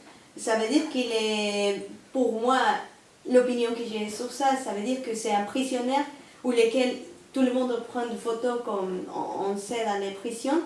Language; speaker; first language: French; non-native, learner; Spanish